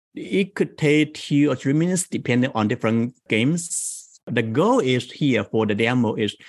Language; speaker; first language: English; non-native, fluent; Chinese